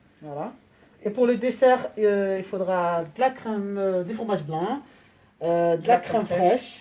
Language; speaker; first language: French; native; French